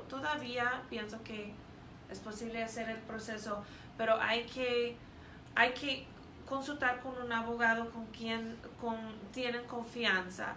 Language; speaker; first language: Spanish; non-native, fluent; English